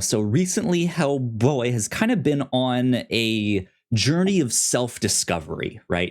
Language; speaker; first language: English; native; English